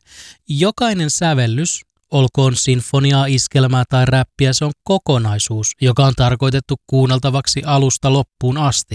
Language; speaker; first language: Finnish; native; Finnish